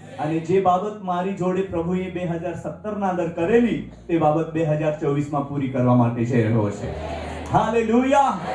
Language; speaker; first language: Gujarati; non-native, local second language; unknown